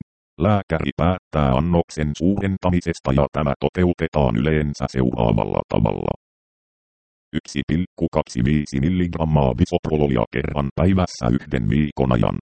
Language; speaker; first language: Finnish; native; Finnish